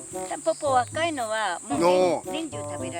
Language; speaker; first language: Japanese; native; Japanese